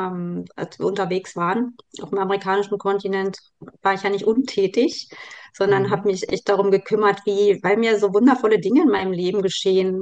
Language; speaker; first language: German; native; German